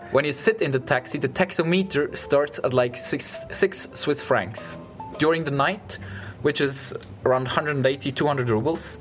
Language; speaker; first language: English; non-native, fluent; German